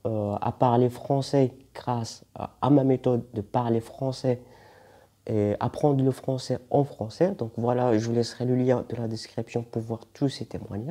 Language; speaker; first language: French; non-native, local second language; Arabic